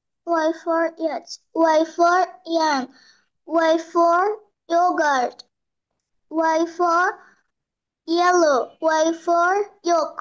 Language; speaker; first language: English; non-native, learner; Bangla